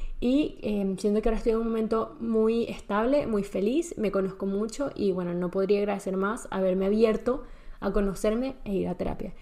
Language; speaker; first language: Spanish; native; Spanish